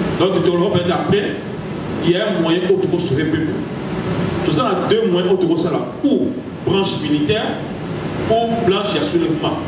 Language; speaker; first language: French; non-native, local second language; Lingala